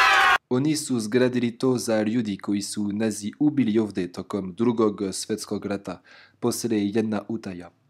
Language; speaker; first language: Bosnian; non-native, learner; French